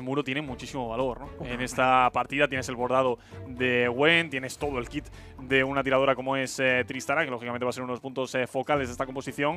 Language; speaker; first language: Spanish; native; Spanish